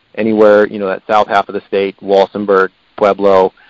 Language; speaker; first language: English; native; English